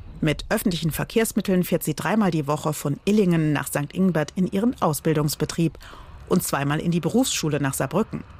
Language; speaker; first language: German; native; German